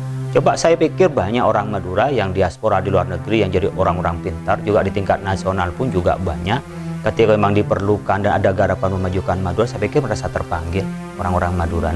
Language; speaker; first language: Indonesian; non-native, local second language; Madurese